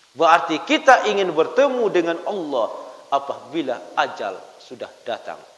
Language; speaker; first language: Malay; non-native, local second language; Minangkabau